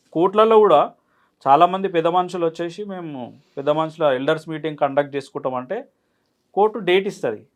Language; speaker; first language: Telugu; native; Telugu